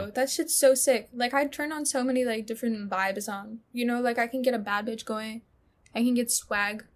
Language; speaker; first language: English; early bilingual, other home language; Russian